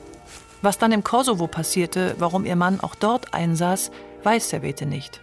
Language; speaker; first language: German; native; German